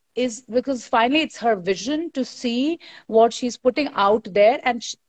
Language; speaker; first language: English; non-native, local second language; Hindi